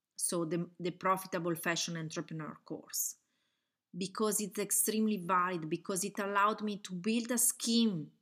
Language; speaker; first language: English; non-native, fluent; Italian